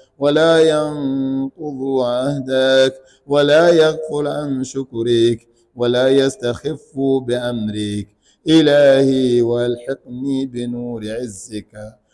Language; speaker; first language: Arabic; non-native, fluent; Ganda